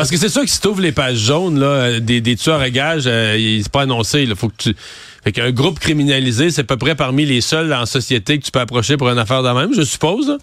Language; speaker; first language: French; native; French